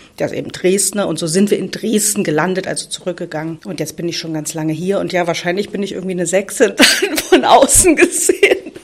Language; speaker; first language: German; native; German